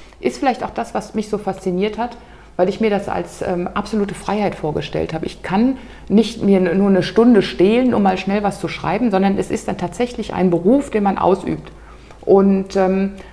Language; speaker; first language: German; native; German